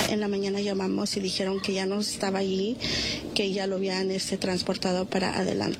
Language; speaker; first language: Spanish; native; Spanish